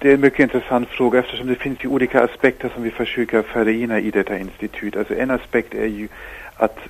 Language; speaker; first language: Swedish; non-native, fluent; German